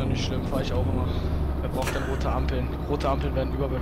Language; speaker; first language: German; native; German